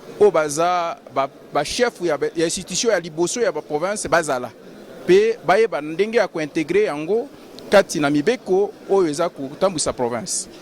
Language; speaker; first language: Lingala; non-native, local second language; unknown